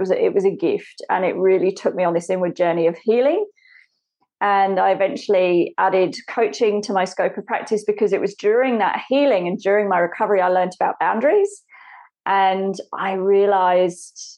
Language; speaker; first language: English; native; English